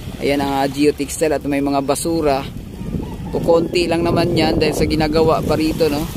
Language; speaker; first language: Filipino; non-native, local second language; Cebuano